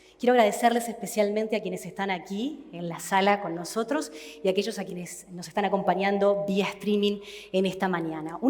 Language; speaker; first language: Spanish; native; Spanish